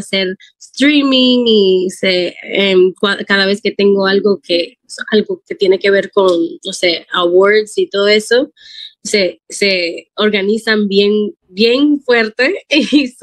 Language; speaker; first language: Spanish; early bilingual, heritage; Spanish